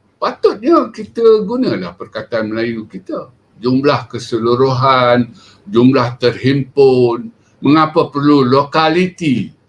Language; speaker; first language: Malay; non-native, local second language; Chinese